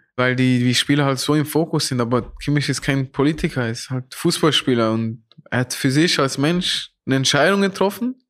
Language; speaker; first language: German; native; German